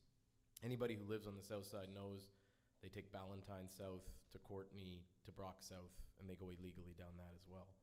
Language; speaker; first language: English; native; English